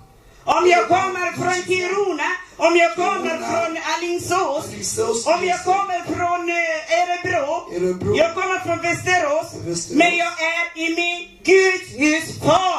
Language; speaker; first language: Swedish; non-native, learner; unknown